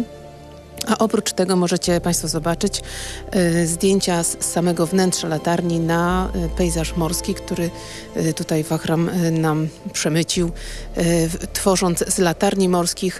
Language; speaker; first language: Polish; native; Polish